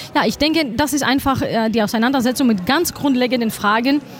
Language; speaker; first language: German; non-native, fluent; Greek